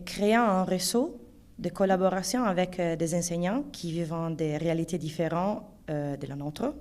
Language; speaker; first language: French; non-native, fluent; Italian